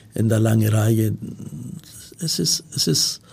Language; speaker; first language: German; non-native, learner; Punjabi